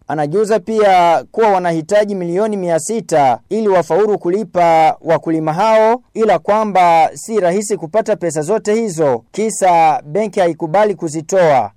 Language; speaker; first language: Swahili; non-native, local second language; Rundi